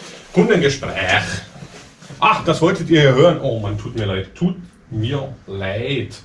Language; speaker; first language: German; native; German